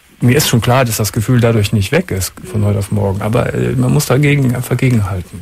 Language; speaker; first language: German; native; German